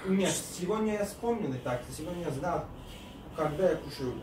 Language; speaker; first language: Russian; early bilingual, heritage; Turkish